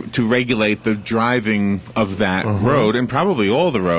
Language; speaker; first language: English; native; English